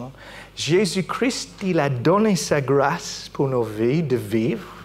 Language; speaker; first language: French; non-native, fluent; English